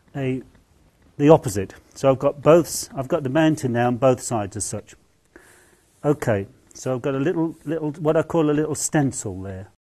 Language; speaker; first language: English; native; English